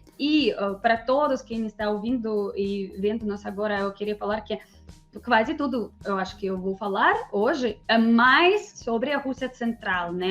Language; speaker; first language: Portuguese; non-native, fluent; Russian